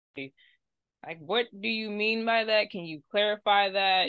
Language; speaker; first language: English; native; English